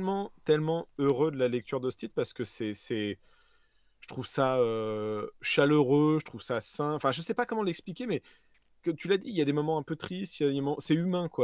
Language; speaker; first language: French; native; French